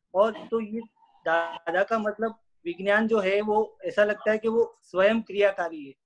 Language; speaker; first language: Hindi; non-native, local second language; Gujarati